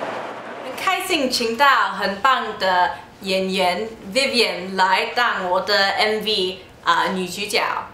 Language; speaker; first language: Chinese; early bilingual, heritage; English